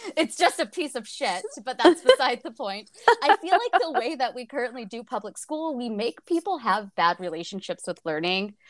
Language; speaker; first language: English; native; English